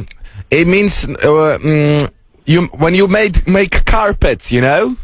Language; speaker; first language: English; non-native, fluent; Lithuanian